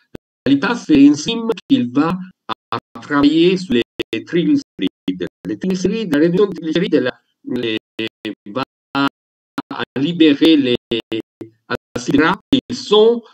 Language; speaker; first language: French; non-native, learner; Italian